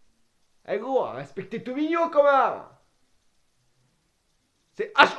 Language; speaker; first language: French; native; French